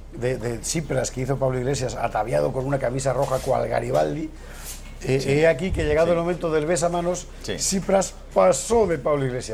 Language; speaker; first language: Spanish; native; Spanish